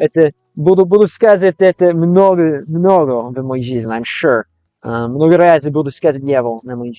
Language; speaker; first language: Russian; non-native, learner; English